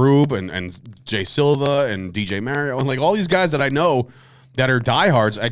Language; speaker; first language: English; native; English